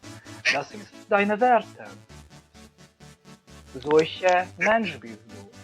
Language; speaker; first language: German; non-native, learner; Hungarian